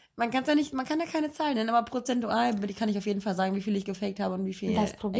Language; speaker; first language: German; native; German